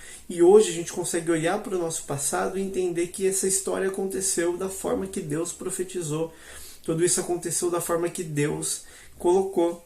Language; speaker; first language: Portuguese; native; Portuguese